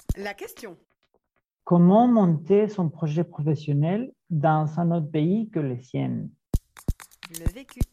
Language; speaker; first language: French; non-native, fluent; Spanish